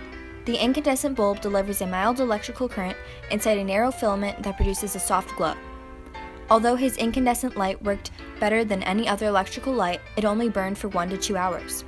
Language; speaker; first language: English; native; English